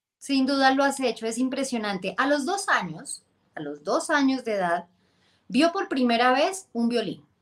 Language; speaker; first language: Spanish; native; Spanish